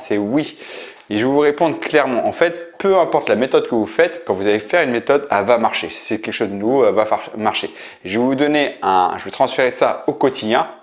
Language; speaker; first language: French; native; French